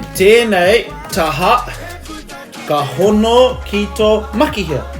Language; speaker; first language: Māori; native; Māori